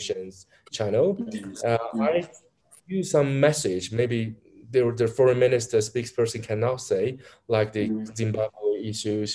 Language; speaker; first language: English; non-native, learner; Chinese